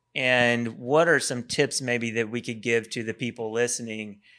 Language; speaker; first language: English; native; English